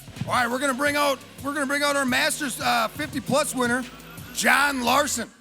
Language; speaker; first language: English; native; English